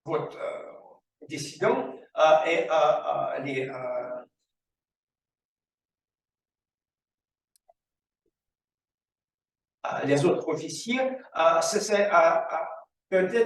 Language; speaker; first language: French; non-native, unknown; Russian